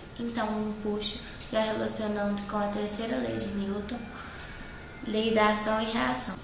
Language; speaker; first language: Portuguese; native; Portuguese